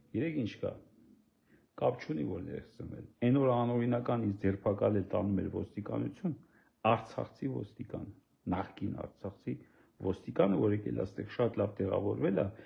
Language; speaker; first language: Armenian; native; Armenian